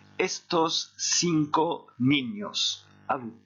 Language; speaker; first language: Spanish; non-native, fluent; French